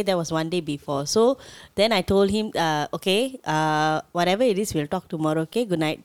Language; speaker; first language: English; non-native, local second language; Tamil